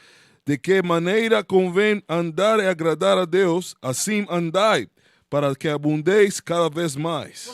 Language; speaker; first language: Portuguese; non-native, learner; Spanish